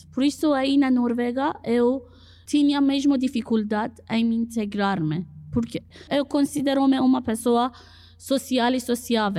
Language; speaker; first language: Portuguese; non-native, fluent; Persian